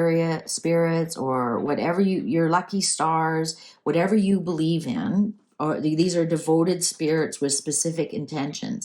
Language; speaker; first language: English; native; English